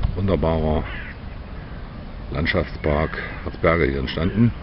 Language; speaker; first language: German; native; German